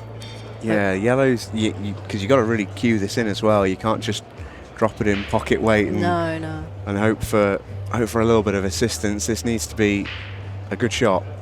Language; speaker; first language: English; native; English